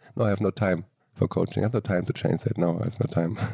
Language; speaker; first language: English; non-native, fluent; German